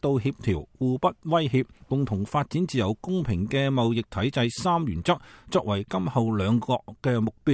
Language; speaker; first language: Chinese; native; Chinese